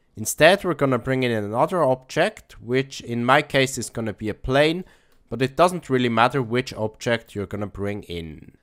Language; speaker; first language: English; non-native, fluent; German